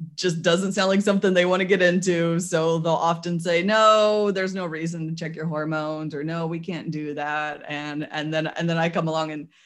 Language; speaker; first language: English; native; English